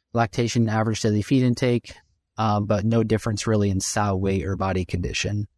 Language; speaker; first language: English; native; English